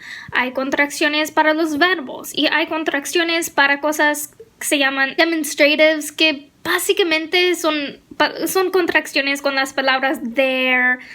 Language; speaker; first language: Spanish; non-native, fluent; English